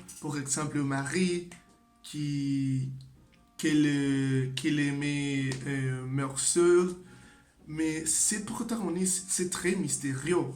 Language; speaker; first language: French; non-native, learner; Spanish